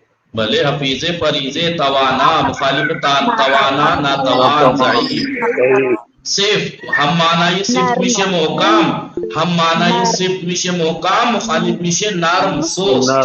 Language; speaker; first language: Persian; non-native, fluent; Urdu